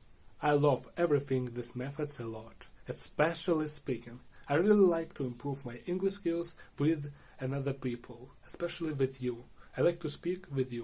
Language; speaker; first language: English; non-native, learner; Russian